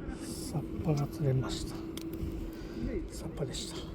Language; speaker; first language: Japanese; native; Japanese